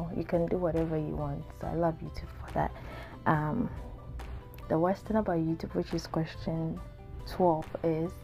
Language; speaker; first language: English; non-native, local second language; Akan